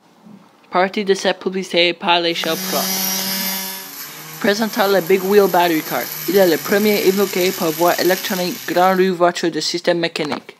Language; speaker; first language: French; non-native, learner; English